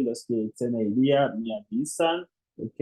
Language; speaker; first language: Spanish; non-native, fluent; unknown